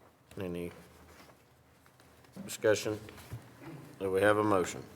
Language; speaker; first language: English; native; English